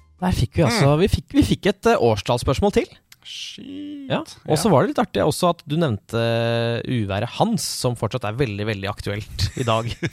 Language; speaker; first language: Norwegian; native; Norwegian